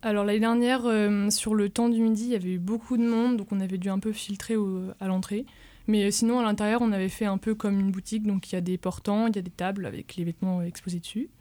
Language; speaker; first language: French; native; French